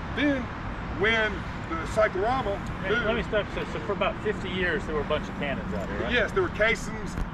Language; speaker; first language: English; native; English